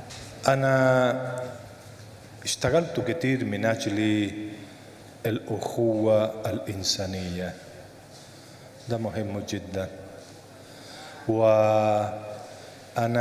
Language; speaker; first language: Arabic; non-native, fluent; Spanish